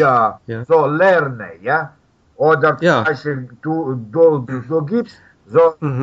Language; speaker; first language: German; non-native, learner; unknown